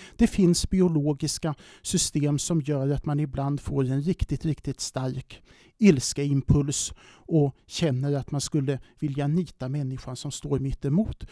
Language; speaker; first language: Swedish; native; Swedish